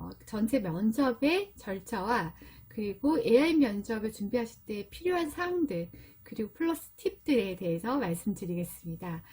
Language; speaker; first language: Korean; native; Korean